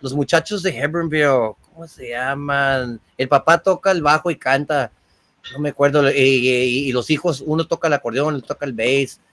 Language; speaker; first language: Spanish; early bilingual, other home language; English